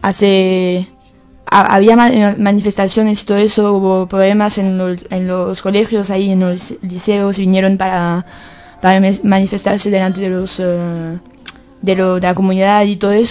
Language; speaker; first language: Spanish; non-native, fluent; French